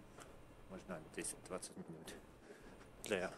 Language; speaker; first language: Russian; non-native, learner; English